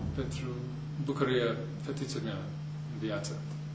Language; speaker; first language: Romanian; non-native, fluent; English